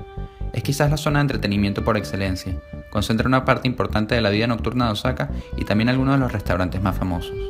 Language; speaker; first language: Spanish; native; Spanish